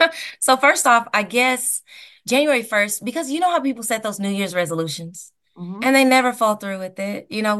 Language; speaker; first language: English; native; English